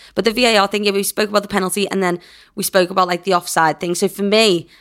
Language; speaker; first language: English; native; English